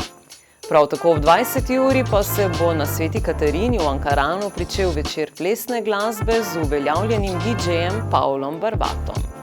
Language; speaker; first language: Slovenian; native; Slovenian